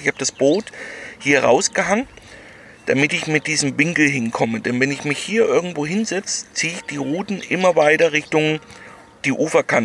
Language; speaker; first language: German; native; German